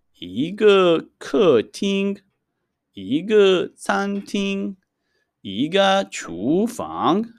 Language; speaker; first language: Chinese; non-native, fluent; Hebrew